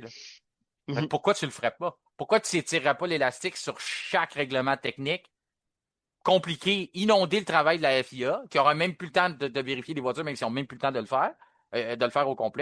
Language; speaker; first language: French; native; French